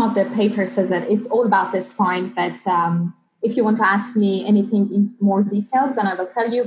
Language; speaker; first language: English; non-native, fluent; Persian